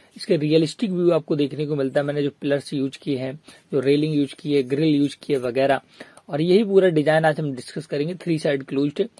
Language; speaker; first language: Hindi; native; Hindi